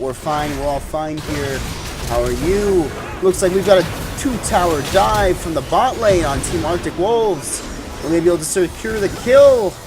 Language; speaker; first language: English; native; English